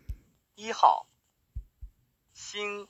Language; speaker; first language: Chinese; non-native, learner; English